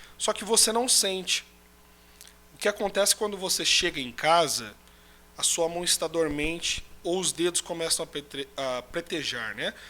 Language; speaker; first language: Portuguese; native; Portuguese